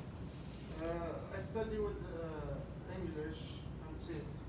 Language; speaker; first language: English; non-native, learner; Arabic